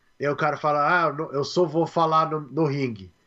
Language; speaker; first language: Portuguese; non-native, learner; English